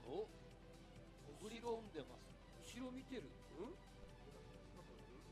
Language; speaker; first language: Japanese; native; Japanese